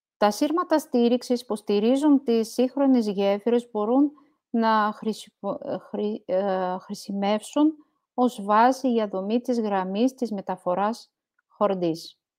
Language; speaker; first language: Greek; non-native, fluent; Russian